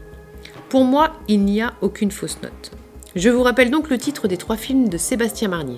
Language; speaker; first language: French; native; French